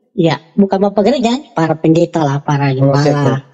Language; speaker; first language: Indonesian; native; Indonesian